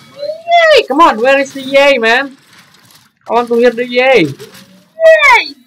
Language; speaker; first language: English; non-native, learner; Indonesian